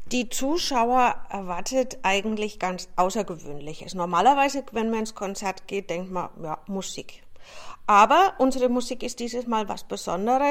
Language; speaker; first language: German; native; German